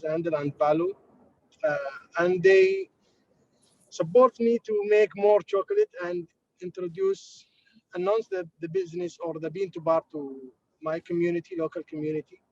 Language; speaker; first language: English; non-native, learner; Arabic